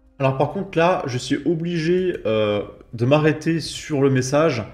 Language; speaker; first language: French; native; French